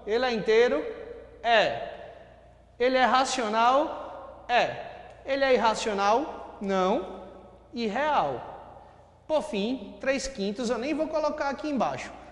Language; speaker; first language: Portuguese; native; Portuguese